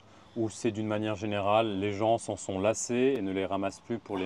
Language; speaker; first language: French; native; French